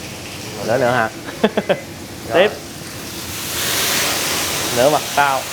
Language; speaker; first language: Vietnamese; native; Vietnamese